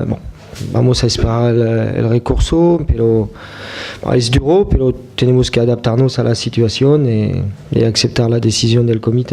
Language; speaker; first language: Spanish; non-native, fluent; French